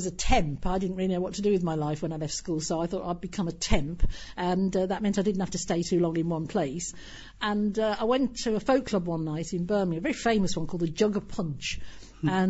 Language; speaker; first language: English; native; English